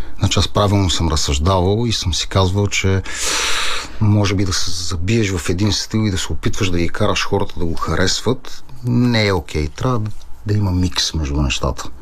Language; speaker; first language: Bulgarian; non-native, fluent; Italian